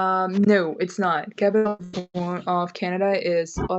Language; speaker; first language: English; non-native, fluent; Kyrgyz